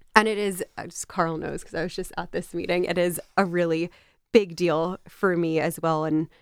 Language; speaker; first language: English; native; English